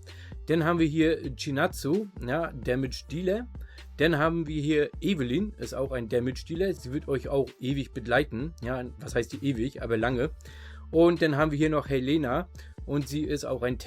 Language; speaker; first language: German; native; German